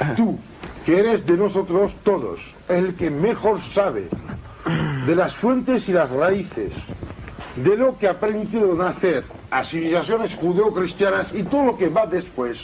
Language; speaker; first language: Spanish; non-native, fluent; French